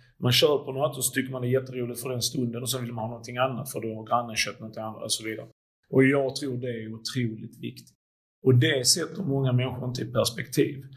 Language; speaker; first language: Swedish; early bilingual, other home language; Croatian